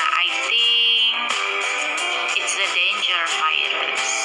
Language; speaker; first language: English; non-native, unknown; Indonesian